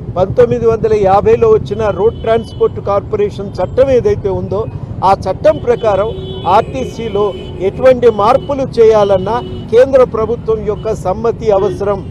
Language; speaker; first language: Telugu; native; Telugu